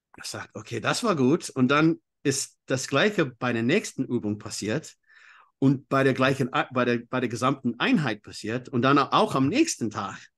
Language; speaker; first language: German; non-native, fluent; English